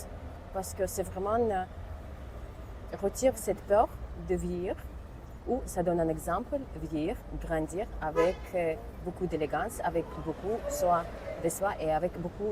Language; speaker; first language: French; non-native, learner; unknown